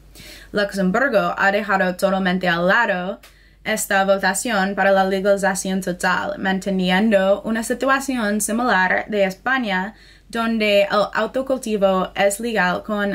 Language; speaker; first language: Spanish; non-native, fluent; English